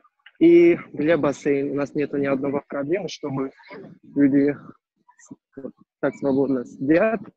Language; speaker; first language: Russian; non-native, learner; Turkish